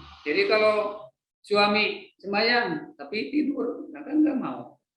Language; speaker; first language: Indonesian; non-native, local second language; Sundanese